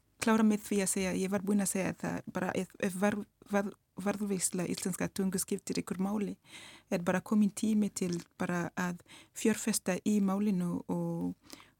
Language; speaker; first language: Icelandic; non-native, learner; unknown